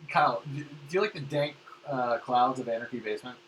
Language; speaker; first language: English; native; English